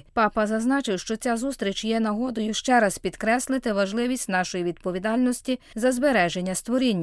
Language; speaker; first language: Ukrainian; native; Ukrainian